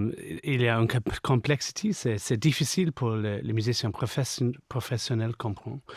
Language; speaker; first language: French; non-native, fluent; English